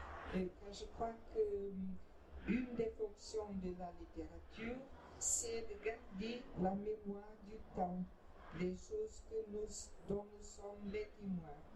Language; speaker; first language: French; non-native, fluent; Portuguese